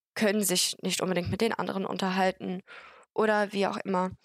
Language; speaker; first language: German; non-native, fluent; English